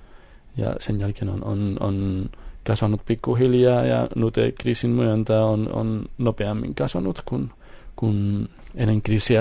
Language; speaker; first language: Finnish; non-native, fluent; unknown